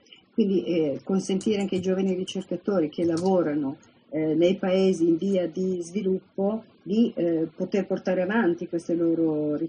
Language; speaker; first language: Italian; native; Italian